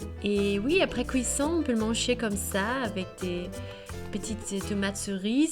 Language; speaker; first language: French; non-native, learner; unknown